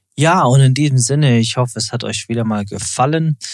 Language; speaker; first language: German; native; German